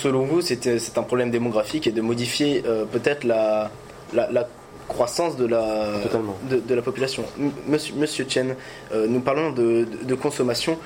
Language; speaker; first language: French; native; French